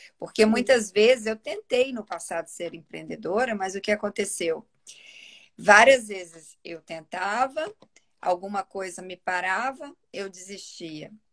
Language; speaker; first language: Portuguese; native; Portuguese